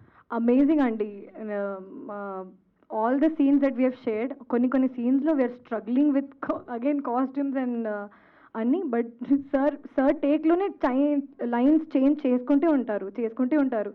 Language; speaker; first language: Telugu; non-native, local second language; Hindi